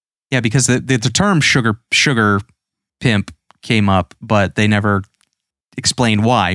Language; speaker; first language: English; native; English